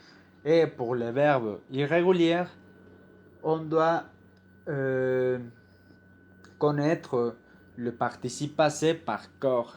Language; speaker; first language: French; non-native, learner; Spanish